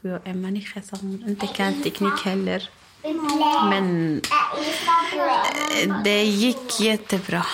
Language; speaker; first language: Swedish; non-native, learner; Arabic